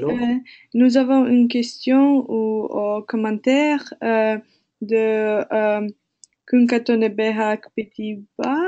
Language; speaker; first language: French; non-native, fluent; English